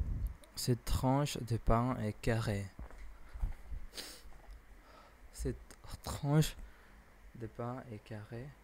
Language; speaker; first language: French; non-native, learner; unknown